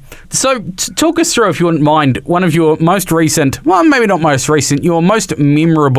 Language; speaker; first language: English; native; English